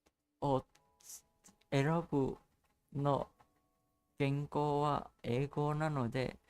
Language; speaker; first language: Japanese; non-native, learner; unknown